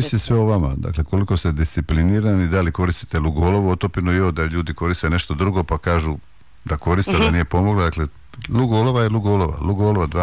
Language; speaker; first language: Croatian; native; Croatian